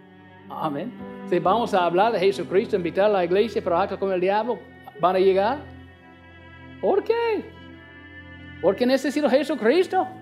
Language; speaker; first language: Spanish; non-native, learner; English